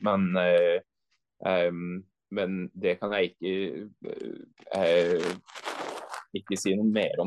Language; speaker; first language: Norwegian; non-native, fluent; English